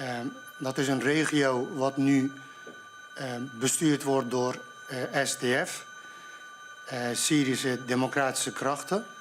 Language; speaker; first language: Dutch; non-native, fluent; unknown